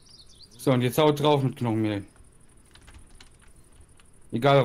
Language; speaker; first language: German; native; German